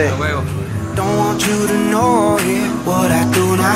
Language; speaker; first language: Spanish; native; Spanish